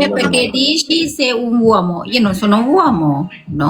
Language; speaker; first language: Italian; non-native, learner; Albanian